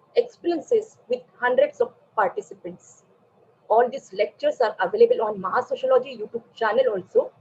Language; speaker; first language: English; non-native, local second language; Marathi